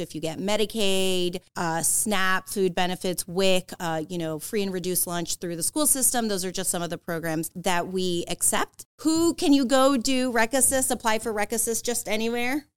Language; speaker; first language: English; native; English